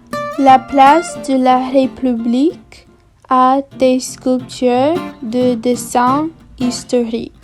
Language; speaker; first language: French; non-native, learner; English